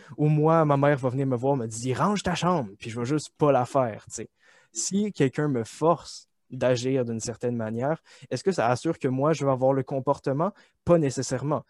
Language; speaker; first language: French; native; French